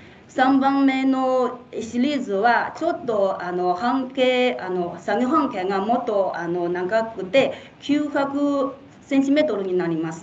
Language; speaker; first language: Japanese; non-native, fluent; Chinese